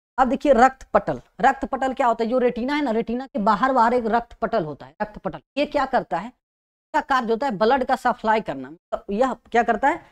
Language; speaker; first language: Hindi; native; Hindi